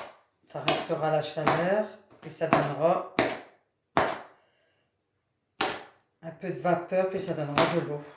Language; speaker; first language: French; native; French